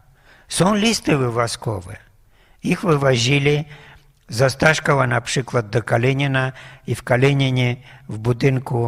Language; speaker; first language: Polish; non-native, fluent; Russian